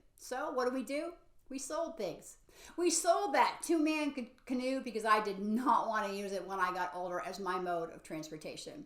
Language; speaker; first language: English; native; English